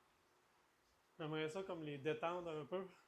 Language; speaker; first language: French; native; French